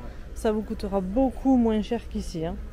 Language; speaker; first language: French; native; French